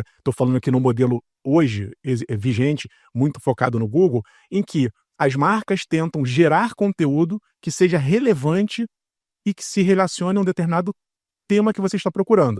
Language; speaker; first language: Portuguese; native; Portuguese